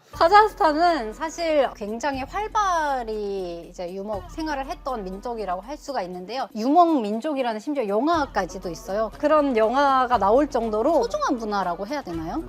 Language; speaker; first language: Korean; non-native, fluent; Kazakh